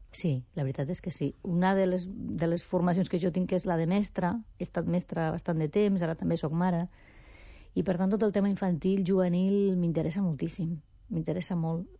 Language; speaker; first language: Catalan; non-native, local second language; Spanish